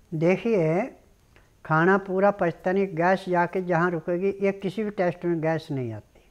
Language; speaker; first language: Hindi; native; Hindi